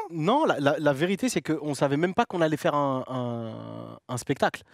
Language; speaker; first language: French; native; French